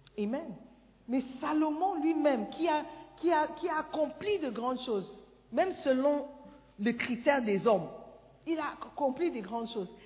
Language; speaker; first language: French; non-native, fluent; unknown